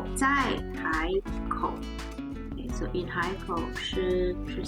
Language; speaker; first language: Chinese; non-native, learner; English